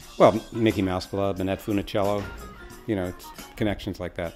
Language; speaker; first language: English; native; English